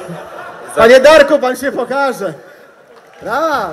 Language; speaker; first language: Polish; native; Polish